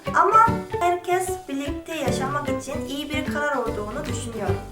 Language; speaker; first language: Turkish; non-native, fluent; Korean